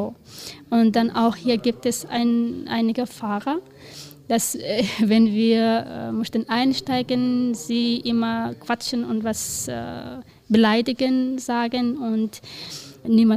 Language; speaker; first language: German; non-native, learner; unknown